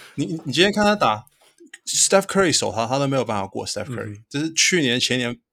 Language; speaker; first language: Chinese; early bilingual, heritage; Chinese